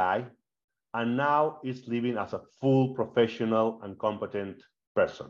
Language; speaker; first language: English; non-native, fluent; Spanish